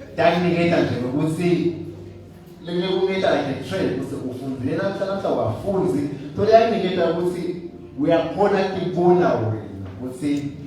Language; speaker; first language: Zulu; non-native, local second language; Swati